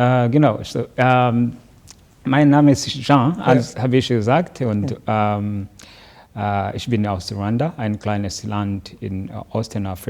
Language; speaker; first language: German; non-native, learner; Kinyarwanda